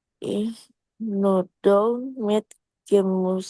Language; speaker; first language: German; non-native, learner; Indonesian